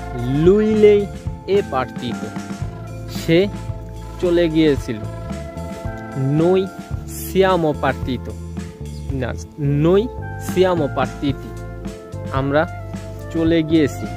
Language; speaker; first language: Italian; non-native, learner; Bangla